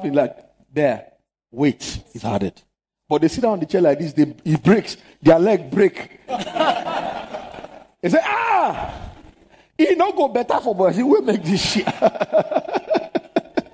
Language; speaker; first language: English; non-native, local second language; Yoruba